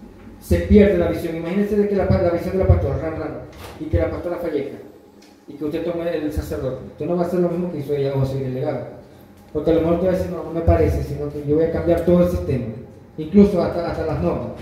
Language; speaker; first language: Spanish; native; Spanish